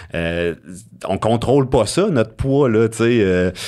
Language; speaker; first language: French; native; French